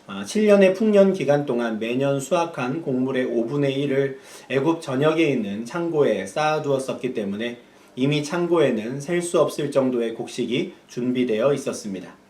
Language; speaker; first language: Korean; native; Korean